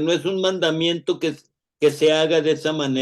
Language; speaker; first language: Spanish; native; Spanish